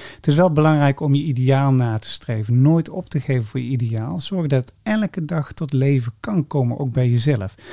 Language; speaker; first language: Dutch; native; Dutch